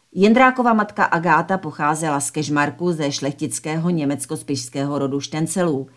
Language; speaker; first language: Czech; early bilingual, other home language; Slovak